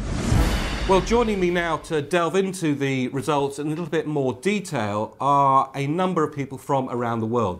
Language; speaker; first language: English; native; English